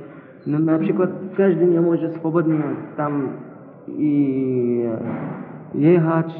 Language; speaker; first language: Polish; non-native, fluent; Arabic